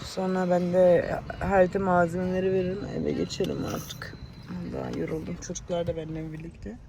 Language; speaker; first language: Turkish; early bilingual, heritage; Turkish